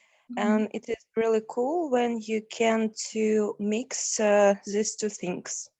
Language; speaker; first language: English; non-native, learner; Ukrainian